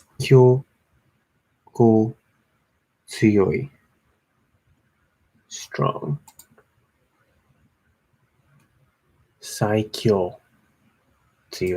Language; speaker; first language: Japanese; non-native, learner; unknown